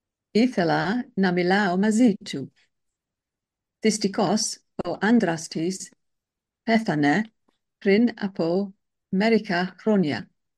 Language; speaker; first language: Greek; non-native, learner; English